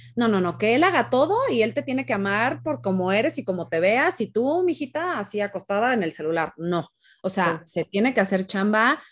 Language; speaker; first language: Spanish; native; Spanish